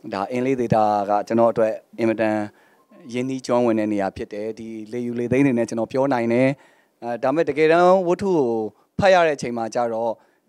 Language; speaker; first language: Burmese; native; Burmese